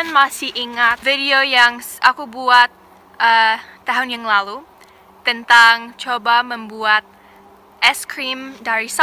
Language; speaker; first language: Indonesian; non-native, fluent; English